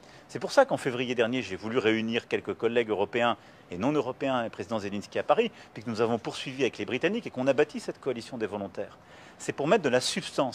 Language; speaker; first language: French; native; French